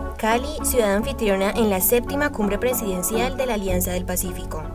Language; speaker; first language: Spanish; native; Spanish